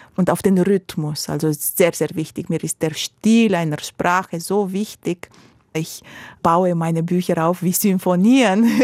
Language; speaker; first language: German; non-native, fluent; Romanian